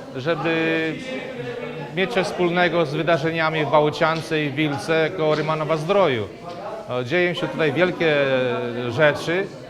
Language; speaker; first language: Polish; non-native, local second language; Rusyn